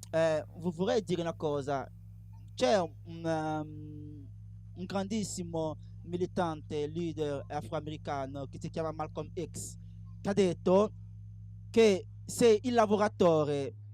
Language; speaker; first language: Italian; non-native, fluent; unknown